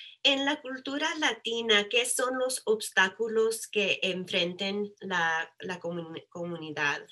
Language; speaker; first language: Spanish; early bilingual, heritage; Spanish